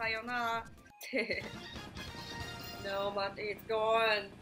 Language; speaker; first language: English; non-native, learner; Japanese